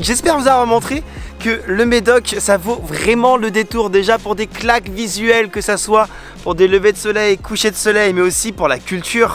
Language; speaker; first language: French; native; French